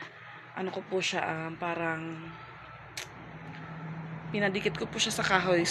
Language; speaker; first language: Filipino; native; Filipino